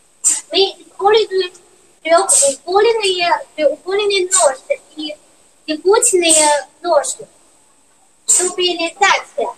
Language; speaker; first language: Russian; non-native, learner; Chinese